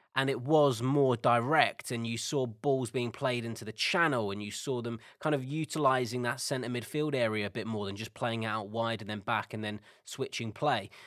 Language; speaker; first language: English; native; English